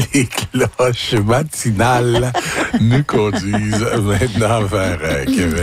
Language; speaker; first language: French; native; French